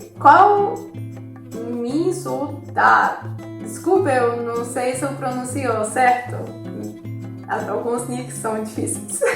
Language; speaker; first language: Portuguese; non-native, fluent; Polish